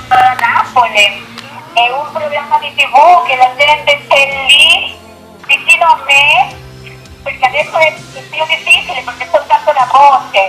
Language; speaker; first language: Italian; non-native, learner; Spanish